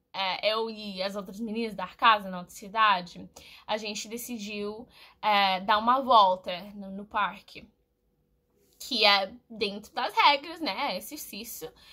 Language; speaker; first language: Portuguese; non-native, fluent; English